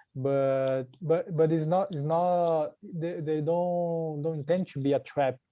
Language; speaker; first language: English; non-native, learner; Portuguese